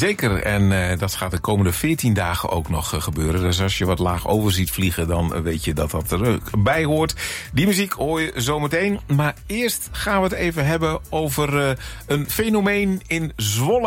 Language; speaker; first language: Dutch; native; Dutch